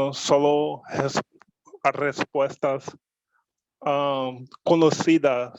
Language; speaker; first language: Spanish; non-native, learner; Portuguese